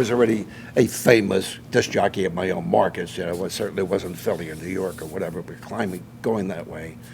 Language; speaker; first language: English; native; English